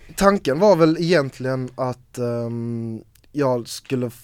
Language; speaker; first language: Swedish; native; Swedish